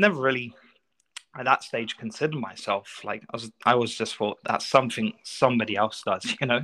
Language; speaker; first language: English; native; English